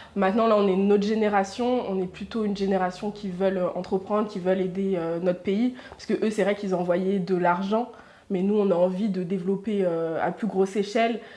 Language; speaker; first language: French; native; French